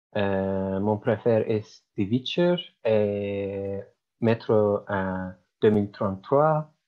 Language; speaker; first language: French; non-native, learner; Turkish